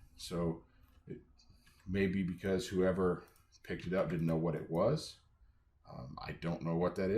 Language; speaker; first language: English; native; English